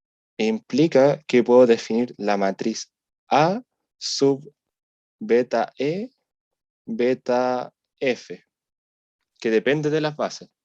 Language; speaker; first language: Spanish; native; Spanish